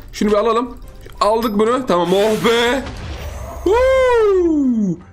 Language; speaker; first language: Turkish; native; Turkish